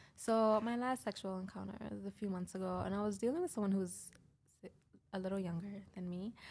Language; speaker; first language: English; early bilingual, heritage; English